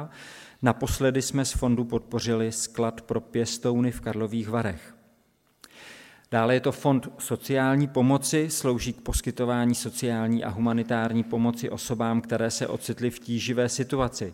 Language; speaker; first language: Czech; native; Czech